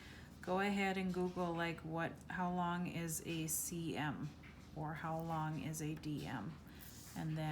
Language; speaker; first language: English; native; English